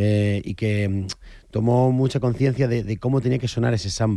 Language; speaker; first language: Spanish; native; Spanish